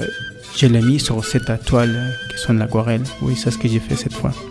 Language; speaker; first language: French; non-native, learner; Spanish